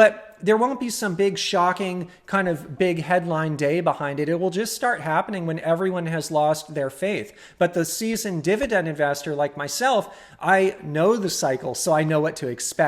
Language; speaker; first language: English; native; English